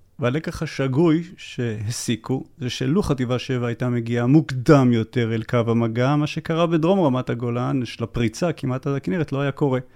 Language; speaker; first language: Hebrew; native; Hebrew